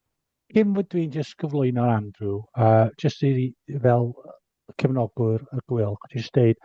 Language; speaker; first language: Welsh; non-native, fluent; English